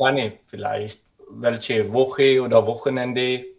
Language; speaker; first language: German; non-native, learner; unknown